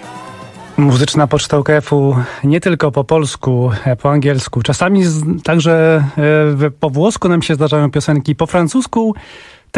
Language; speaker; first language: Polish; native; Polish